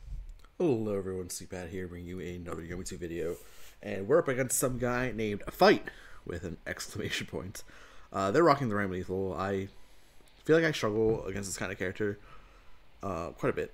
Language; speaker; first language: English; native; English